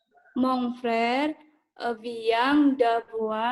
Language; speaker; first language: French; non-native, learner; Indonesian